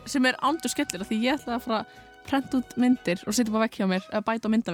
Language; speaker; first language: Icelandic; native; Icelandic